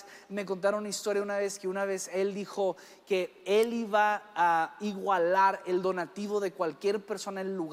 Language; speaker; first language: Spanish; early bilingual, other home language; English